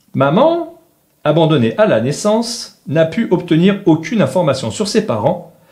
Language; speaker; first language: French; native; French